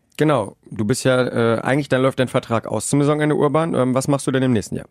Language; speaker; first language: German; native; German